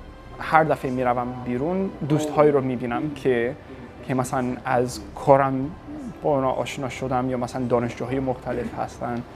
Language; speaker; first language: Persian; non-native, fluent; English